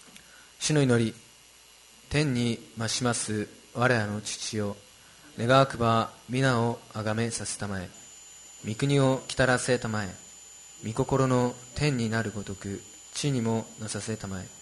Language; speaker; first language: Japanese; native; Japanese